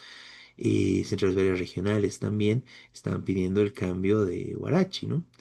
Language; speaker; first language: Spanish; native; Spanish